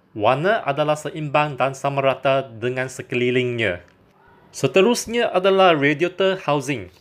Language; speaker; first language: Malay; non-native, local second language; Chinese